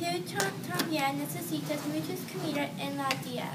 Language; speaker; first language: Spanish; non-native, learner; English